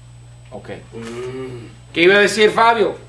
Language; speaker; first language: Spanish; non-native, fluent; English